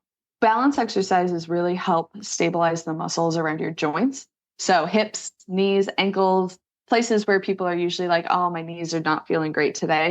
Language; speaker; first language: English; native; English